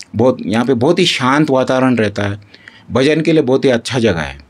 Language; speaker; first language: Hindi; non-native, local second language; Kannada